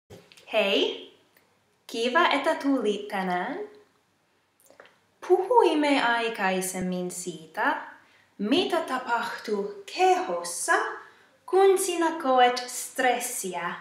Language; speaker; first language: Finnish; non-native, fluent; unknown